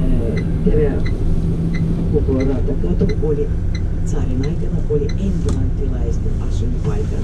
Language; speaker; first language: Finnish; non-native, fluent; Russian